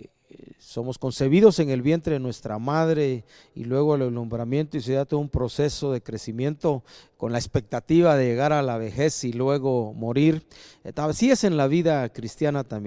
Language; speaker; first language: Spanish; native; Spanish